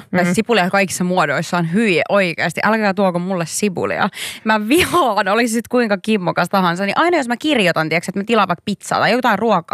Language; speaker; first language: Finnish; native; Finnish